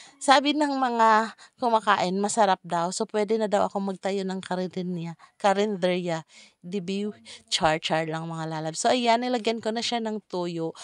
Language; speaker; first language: Filipino; non-native, local second language; Cebuano